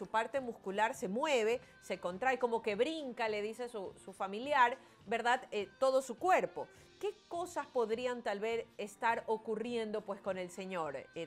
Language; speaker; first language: Spanish; native; Spanish